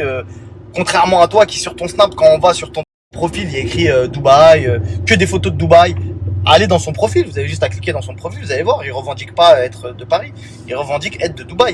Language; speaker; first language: French; native; French